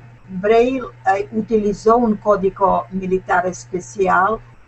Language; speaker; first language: Spanish; non-native, learner; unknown